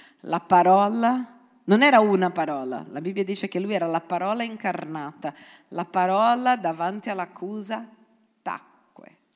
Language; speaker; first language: Italian; non-native, fluent; Portuguese